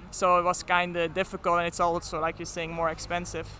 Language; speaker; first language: English; non-native, fluent; Dutch